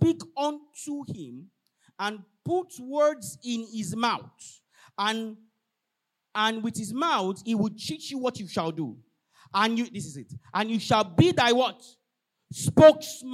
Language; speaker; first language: English; non-native, local second language; Yoruba